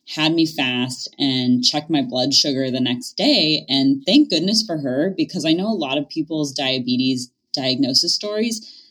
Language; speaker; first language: English; native; English